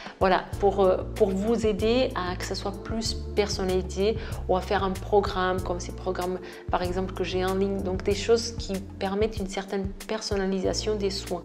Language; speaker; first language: French; non-native, fluent; Portuguese